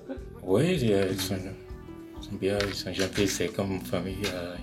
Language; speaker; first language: French; non-native, learner; Arabic